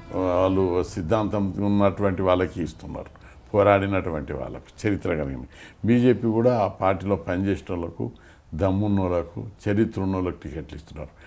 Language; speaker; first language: Telugu; native; Telugu